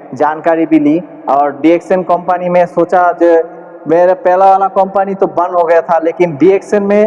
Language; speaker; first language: Hindi; non-native, learner; Bangla